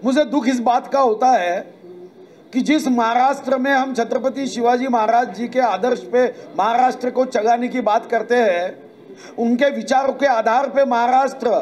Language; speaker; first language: Hindi; non-native, local second language; Marathi